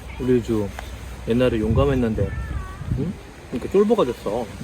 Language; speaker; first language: Korean; native; Korean